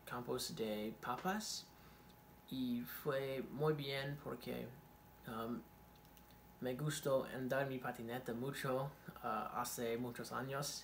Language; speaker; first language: Spanish; non-native, learner; English